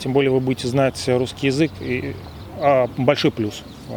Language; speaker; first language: Russian; native; Russian